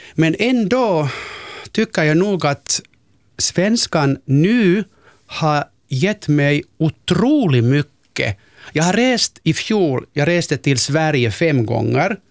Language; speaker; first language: Swedish; non-native, local second language; Finnish